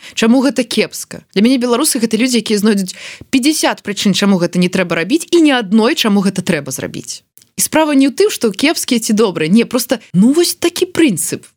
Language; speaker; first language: Belarusian; non-native, local second language; Russian